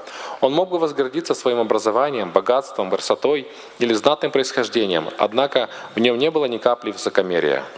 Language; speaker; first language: Russian; native; Russian